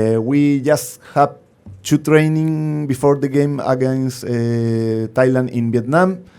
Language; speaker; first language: English; non-native, learner; Spanish